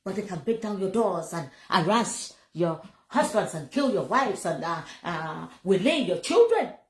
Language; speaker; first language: English; non-native, local second language; Yoruba